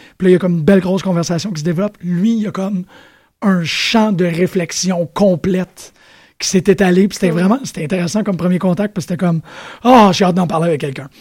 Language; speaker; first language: French; native; French